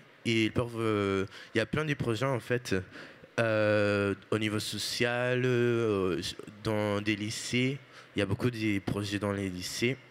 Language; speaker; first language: French; non-native, fluent; Portuguese